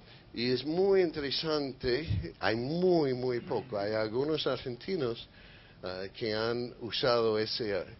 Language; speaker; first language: Spanish; non-native, fluent; English